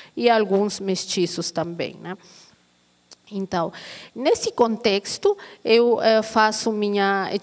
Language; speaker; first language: Portuguese; non-native, fluent; Aymara